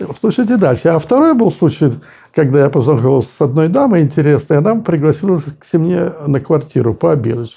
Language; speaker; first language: Russian; native; Russian